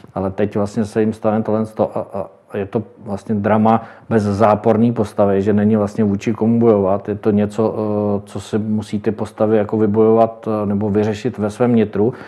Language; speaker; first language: Czech; native; Czech